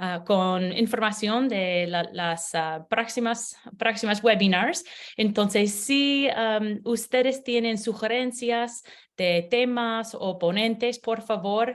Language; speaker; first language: Spanish; non-native, learner; English